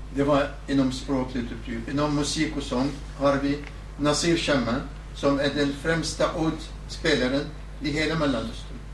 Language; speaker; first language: Swedish; non-native, fluent; Southern Kurdish